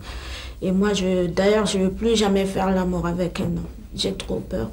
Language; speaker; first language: French; early bilingual, other home language; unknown